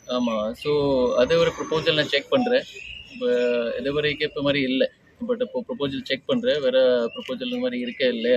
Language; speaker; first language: Tamil; non-native, fluent; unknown